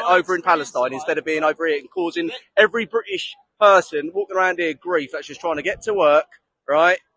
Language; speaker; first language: English; native; English